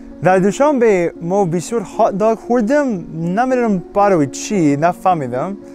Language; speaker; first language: Persian; non-native, learner; English